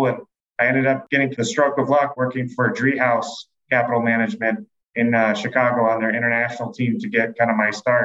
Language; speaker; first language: English; native; English